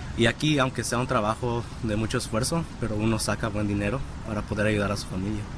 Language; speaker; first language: Spanish; early bilingual, heritage; Spanish